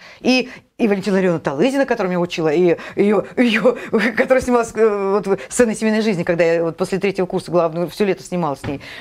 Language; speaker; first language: Russian; native; Russian